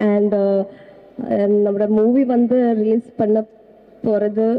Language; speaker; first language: Tamil; non-native, learner; Malayalam